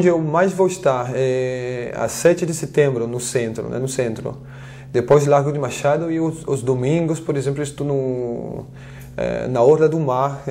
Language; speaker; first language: Portuguese; non-native, fluent; French